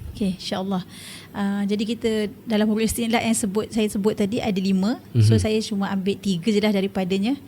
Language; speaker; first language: Malay; native; Malay